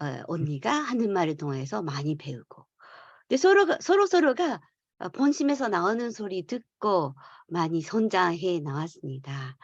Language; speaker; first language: Korean; non-native, fluent; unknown